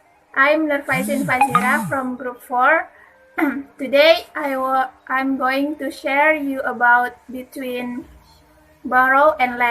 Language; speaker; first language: English; non-native, learner; Indonesian